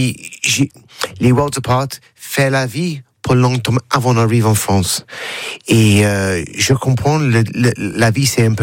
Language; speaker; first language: French; non-native, learner; English